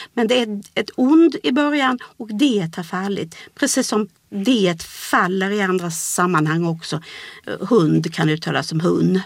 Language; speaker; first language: Swedish; native; Swedish